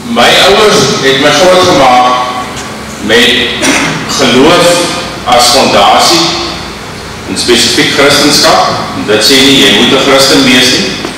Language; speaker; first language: English; non-native, local second language; Afrikaans